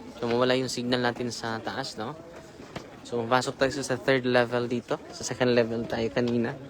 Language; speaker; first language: Filipino; native; Filipino